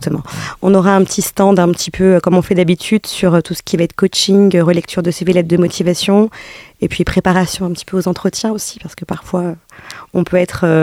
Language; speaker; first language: French; native; French